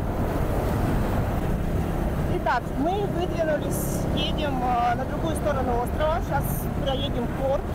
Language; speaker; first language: Russian; native; Russian